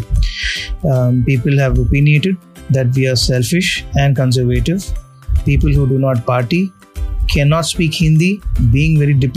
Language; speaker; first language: English; non-native, local second language; Tamil